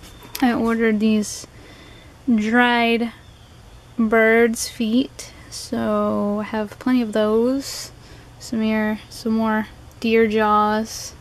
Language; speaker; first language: English; native; English